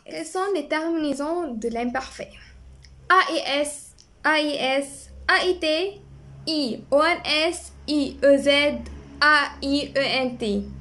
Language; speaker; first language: French; non-native, fluent; Arabic